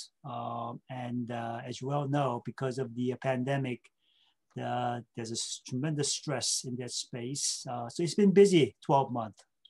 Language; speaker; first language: English; non-native, fluent; Korean